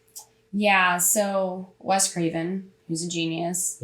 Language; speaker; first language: English; native; English